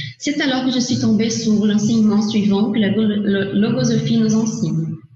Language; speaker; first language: French; non-native, learner; Portuguese